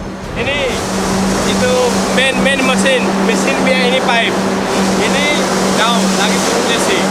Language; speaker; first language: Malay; non-native, learner; Bangla